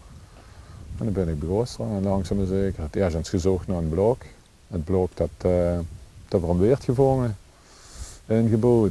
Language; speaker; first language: Dutch; native; Dutch